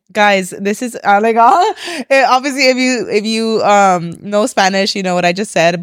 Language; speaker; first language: English; early bilingual, other home language; Spanish